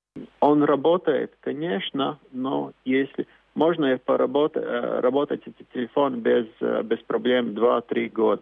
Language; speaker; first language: Russian; non-native, local second language; Latvian